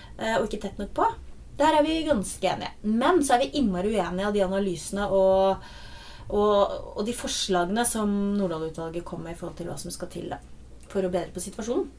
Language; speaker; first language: Norwegian; native; Norwegian